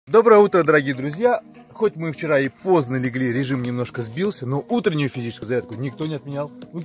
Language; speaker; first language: Russian; native; Russian